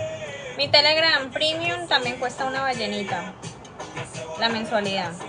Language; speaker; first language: Spanish; native; Spanish